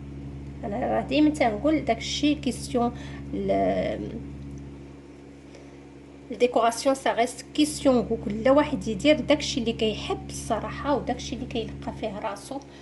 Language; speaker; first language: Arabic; native; Arabic